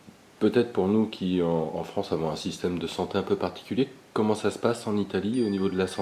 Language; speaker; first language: French; native; French